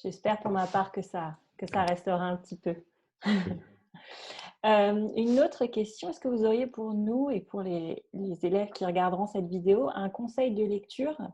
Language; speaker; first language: French; native; French